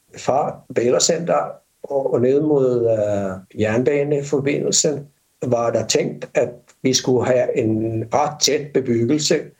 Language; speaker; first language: Danish; non-native, fluent; Finnish